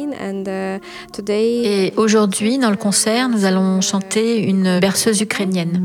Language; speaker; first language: French; non-native, fluent; Ukrainian